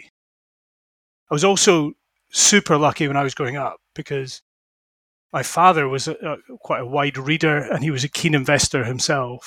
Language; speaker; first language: English; native; English